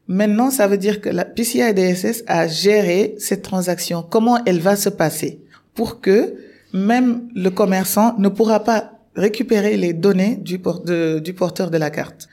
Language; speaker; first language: French; non-native, local second language; Wolof